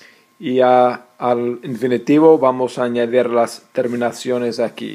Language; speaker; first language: Spanish; non-native, fluent; English